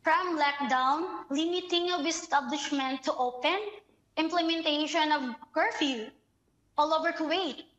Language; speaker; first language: English; non-native, local second language; Filipino